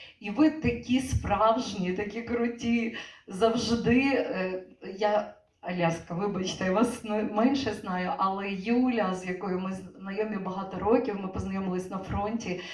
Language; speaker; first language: Ukrainian; native; Ukrainian